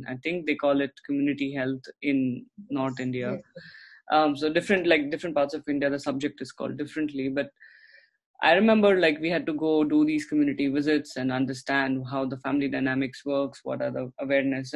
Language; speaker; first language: English; non-native, local second language; Hindi